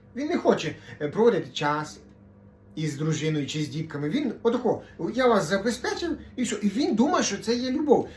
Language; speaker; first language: Ukrainian; non-native, local second language; Russian